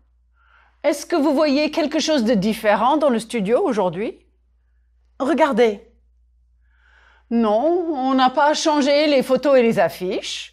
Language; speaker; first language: French; native; French